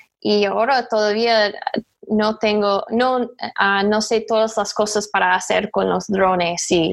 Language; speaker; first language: Spanish; non-native, learner; English